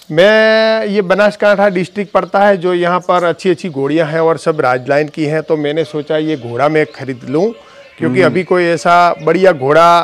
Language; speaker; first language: Hindi; non-native, local second language; Gujarati